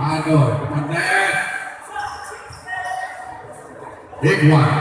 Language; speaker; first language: Indonesian; non-native, local second language; Achinese